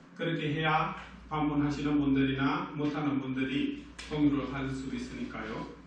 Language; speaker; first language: Korean; non-native, fluent; Sinhala